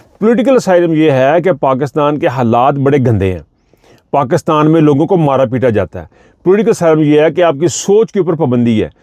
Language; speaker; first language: Urdu; non-native, local second language; Punjabi